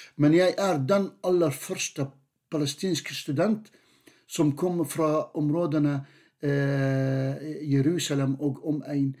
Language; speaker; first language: Norwegian; non-native, fluent; Arabic